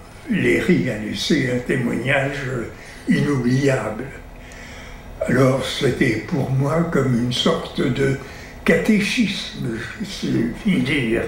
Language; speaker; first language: French; native; French